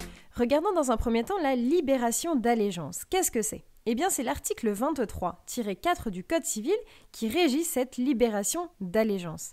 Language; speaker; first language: French; native; French